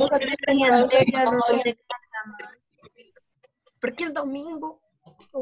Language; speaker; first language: Spanish; native; Spanish